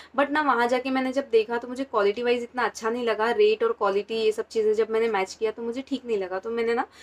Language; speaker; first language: Hindi; non-native, local second language; Marathi